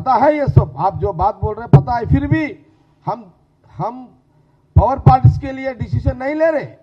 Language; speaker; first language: Hindi; non-native, local second language; Telugu